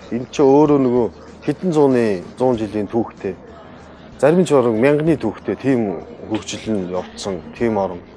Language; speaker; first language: Mongolian; native; Mongolian